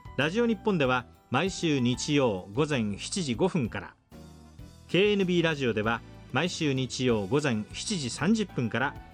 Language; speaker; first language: Japanese; native; Japanese